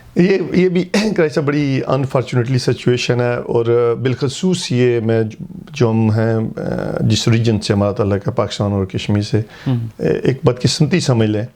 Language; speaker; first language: Urdu; non-native, local second language; Pahari-Potwari